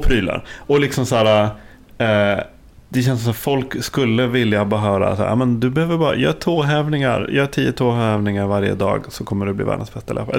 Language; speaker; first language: Swedish; native; Swedish